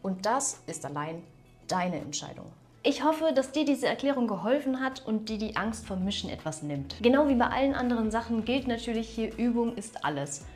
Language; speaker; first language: German; native; German